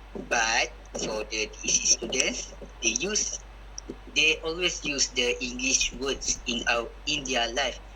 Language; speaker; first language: English; non-native, local second language; Malay